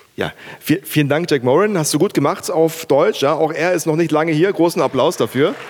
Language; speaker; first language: German; native; German